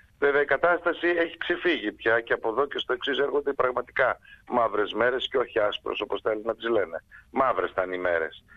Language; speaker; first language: Greek; early bilingual, heritage; Greek